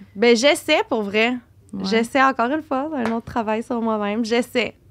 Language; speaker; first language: French; native; French